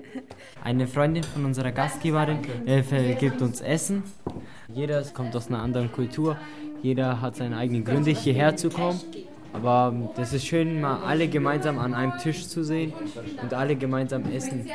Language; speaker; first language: German; native; German